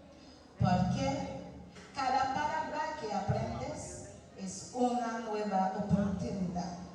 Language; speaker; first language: Spanish; non-native, learner; French